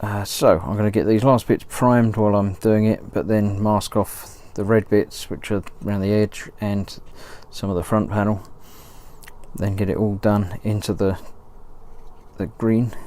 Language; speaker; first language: English; native; English